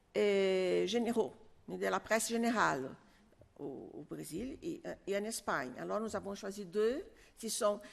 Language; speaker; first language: French; non-native, fluent; Portuguese